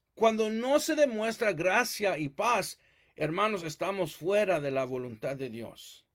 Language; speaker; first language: Spanish; early bilingual, heritage; Spanish